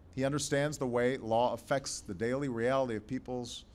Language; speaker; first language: English; native; English